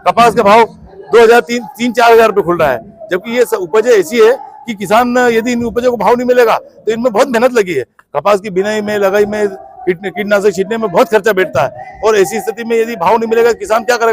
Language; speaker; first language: Hindi; native; Hindi